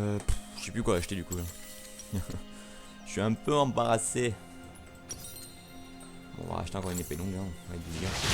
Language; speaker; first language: French; native; French